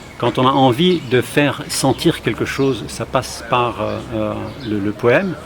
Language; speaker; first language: French; non-native, fluent; Kurdish